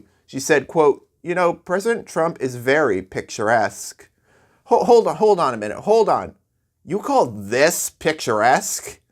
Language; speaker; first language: English; native; English